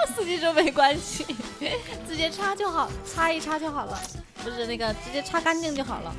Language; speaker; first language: Chinese; native; Chinese